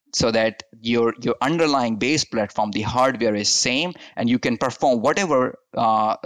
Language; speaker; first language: English; non-native, local second language; Hindi